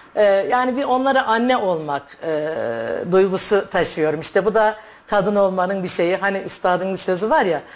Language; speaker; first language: Turkish; native; Turkish